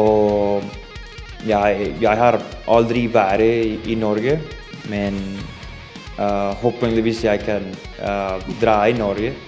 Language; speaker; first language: Norwegian; non-native, learner; Spanish